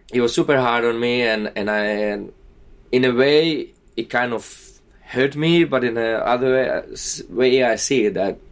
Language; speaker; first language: English; non-native, fluent; Slovak